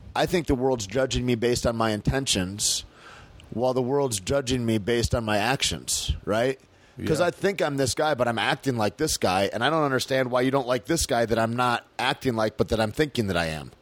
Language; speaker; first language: English; native; English